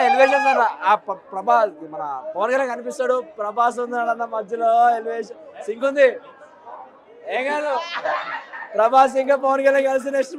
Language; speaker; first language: Telugu; native; Telugu